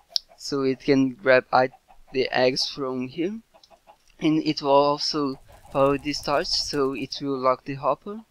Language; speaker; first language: English; non-native, fluent; Portuguese